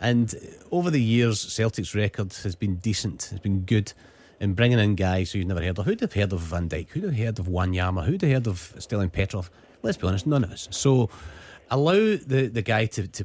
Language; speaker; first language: English; native; English